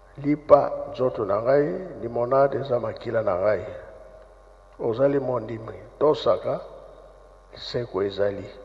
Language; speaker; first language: Lingala; non-native, local second language; Kongo